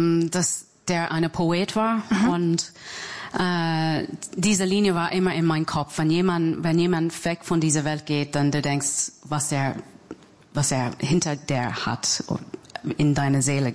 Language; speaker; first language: German; non-native, fluent; English